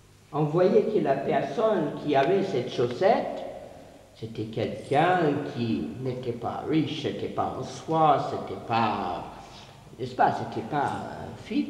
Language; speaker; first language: French; non-native, fluent; English